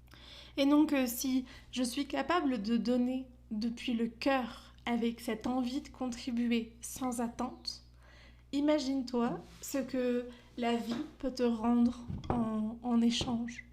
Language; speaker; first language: French; native; French